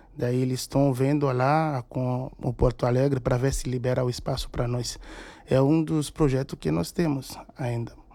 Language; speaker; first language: Portuguese; non-native, fluent; Haitian Creole